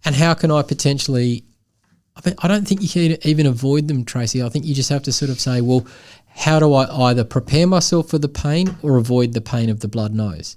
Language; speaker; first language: English; native; English